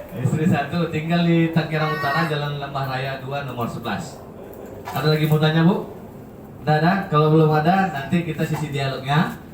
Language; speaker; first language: Indonesian; native; Indonesian